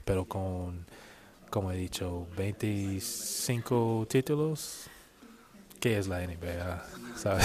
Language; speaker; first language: Spanish; non-native, learner; English